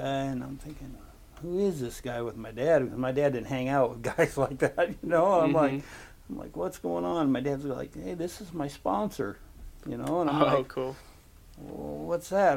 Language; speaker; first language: English; native; English